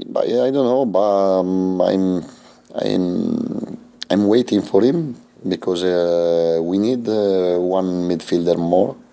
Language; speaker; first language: English; non-native, fluent; Italian